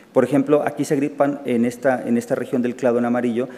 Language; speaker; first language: Spanish; native; Spanish